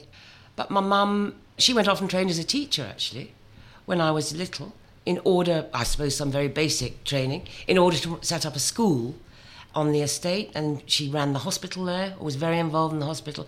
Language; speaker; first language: English; native; English